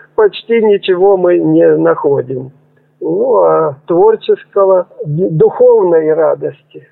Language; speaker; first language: Russian; native; Russian